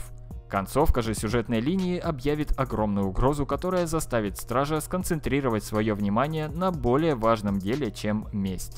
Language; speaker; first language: Russian; native; Russian